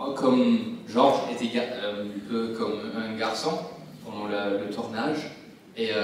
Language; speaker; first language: French; non-native, learner; English